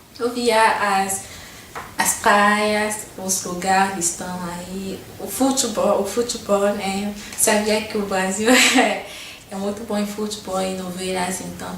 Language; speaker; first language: Portuguese; non-native, fluent; French